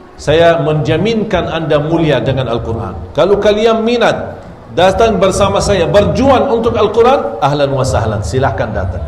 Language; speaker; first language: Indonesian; non-native, fluent; Arabic